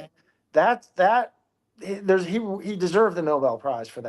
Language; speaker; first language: English; native; English